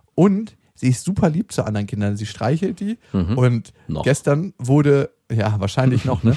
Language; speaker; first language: German; native; German